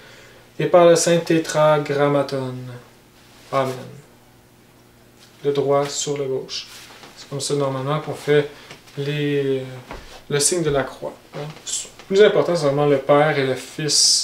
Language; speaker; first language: French; native; French